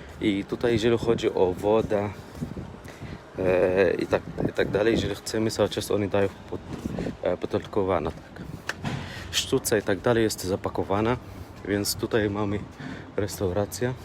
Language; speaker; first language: Polish; non-native, learner; Arabic